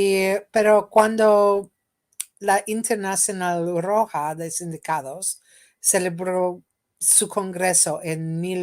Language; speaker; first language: Spanish; non-native, fluent; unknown